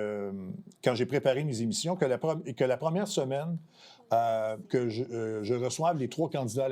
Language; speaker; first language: French; native; French